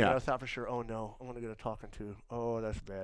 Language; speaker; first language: English; native; English